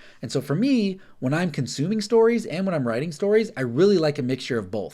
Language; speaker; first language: English; native; English